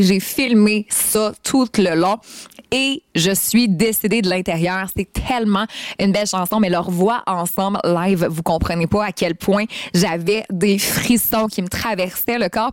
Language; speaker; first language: French; native; French